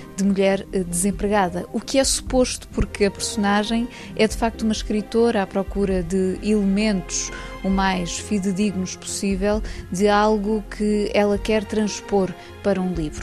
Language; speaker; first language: Portuguese; native; Portuguese